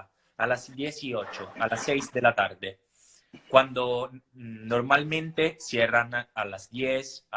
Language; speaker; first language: Spanish; non-native, fluent; Italian